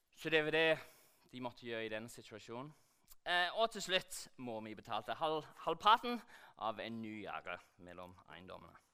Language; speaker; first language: Norwegian; non-native, fluent; English